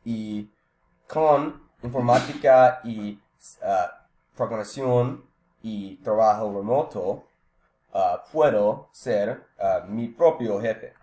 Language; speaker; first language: Spanish; non-native, learner; English